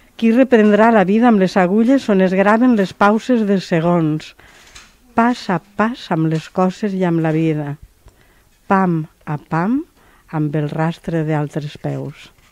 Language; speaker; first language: Catalan; native; Catalan